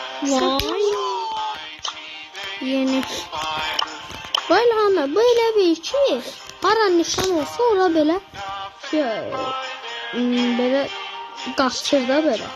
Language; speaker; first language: Turkish; non-native, learner; Azerbaijani